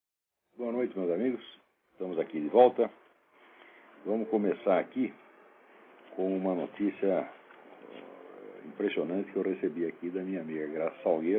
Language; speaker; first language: Portuguese; native; Portuguese